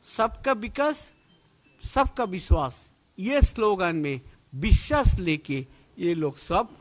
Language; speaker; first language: Hindi; non-native, local second language; Bangla